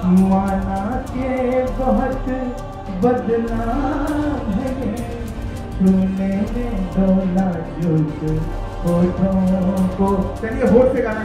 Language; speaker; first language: Hindi; native; Hindi